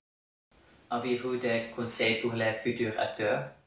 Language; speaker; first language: French; non-native, learner; Dutch